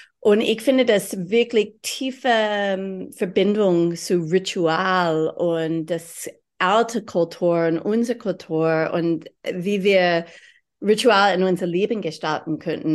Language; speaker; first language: German; non-native, learner; English